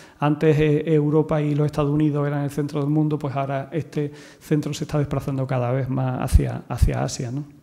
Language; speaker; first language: Spanish; native; Spanish